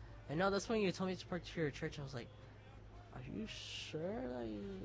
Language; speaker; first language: English; early bilingual, other home language; Spanish